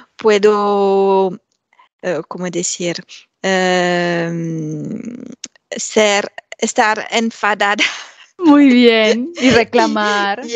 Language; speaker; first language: Spanish; non-native, learner; French